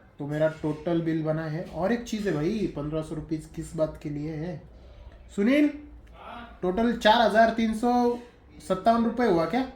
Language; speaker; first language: Hindi; non-native, local second language; Marathi